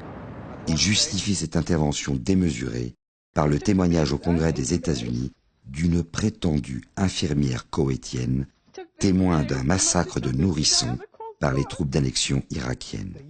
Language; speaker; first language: French; native; French